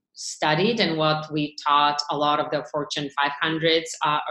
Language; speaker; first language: English; non-native, fluent; Bulgarian